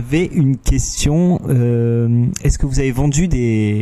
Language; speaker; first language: French; native; French